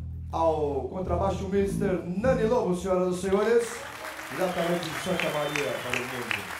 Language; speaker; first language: Portuguese; native; Portuguese